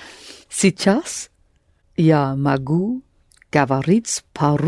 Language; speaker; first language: Russian; non-native, learner; English